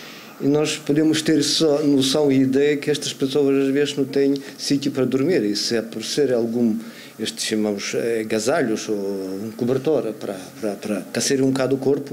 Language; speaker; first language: Portuguese; non-native, fluent; Ukrainian